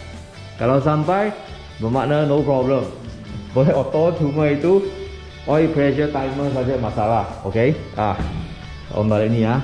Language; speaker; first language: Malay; non-native, local second language; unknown